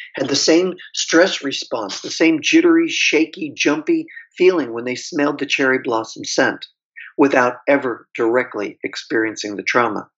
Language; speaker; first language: English; native; English